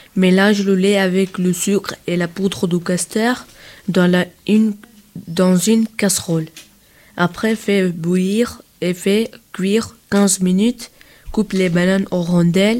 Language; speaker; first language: French; non-native, learner; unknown